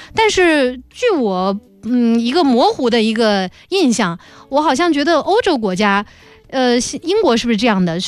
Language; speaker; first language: Chinese; native; Chinese